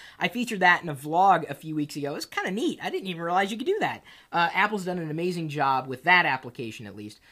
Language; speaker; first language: English; native; English